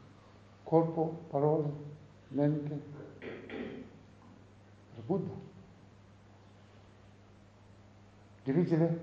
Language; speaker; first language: Italian; non-native, learner; Tibetan